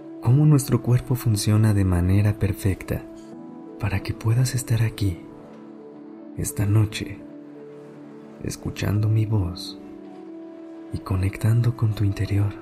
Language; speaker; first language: Spanish; native; Spanish